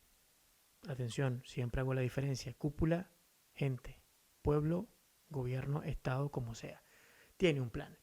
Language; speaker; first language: Spanish; native; Spanish